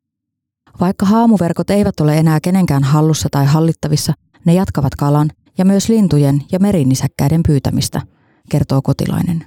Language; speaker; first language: Finnish; native; Finnish